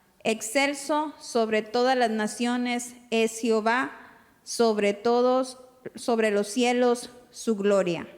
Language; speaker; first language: Spanish; native; Spanish